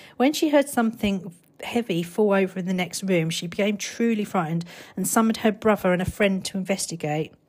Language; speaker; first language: English; native; English